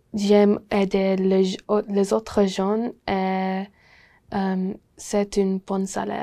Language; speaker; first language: French; non-native, learner; English